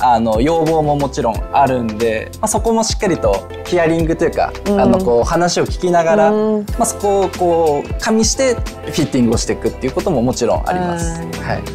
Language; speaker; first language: Japanese; native; Japanese